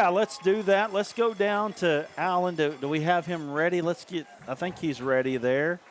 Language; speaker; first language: English; native; English